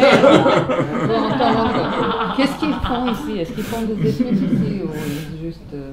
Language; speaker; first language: French; non-native, fluent; Serbian